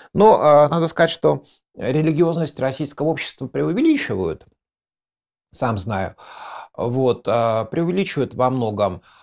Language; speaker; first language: Russian; native; Russian